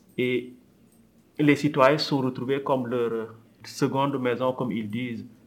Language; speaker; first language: French; non-native, local second language; Wolof